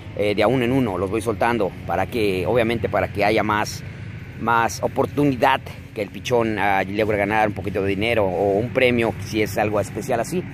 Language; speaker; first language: Spanish; native; Spanish